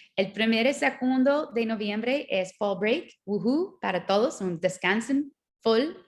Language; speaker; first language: Spanish; non-native, learner; English